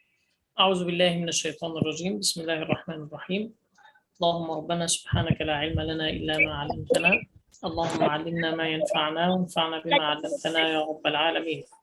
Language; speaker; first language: Arabic; native; Arabic